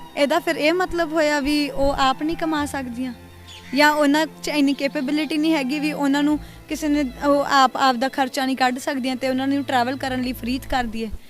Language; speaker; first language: Punjabi; native; Punjabi